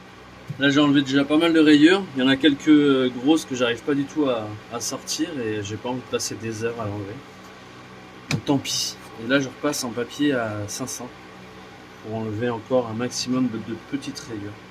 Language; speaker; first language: French; native; French